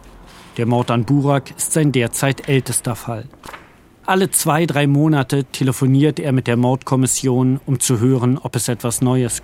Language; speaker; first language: German; native; German